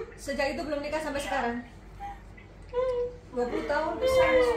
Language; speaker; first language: Indonesian; native; Indonesian